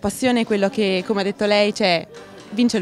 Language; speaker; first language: Italian; native; Italian